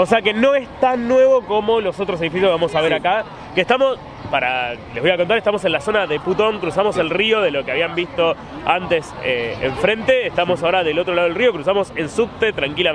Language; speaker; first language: Spanish; native; Spanish